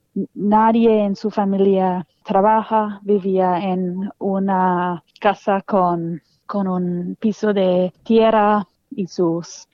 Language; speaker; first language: Spanish; non-native, fluent; English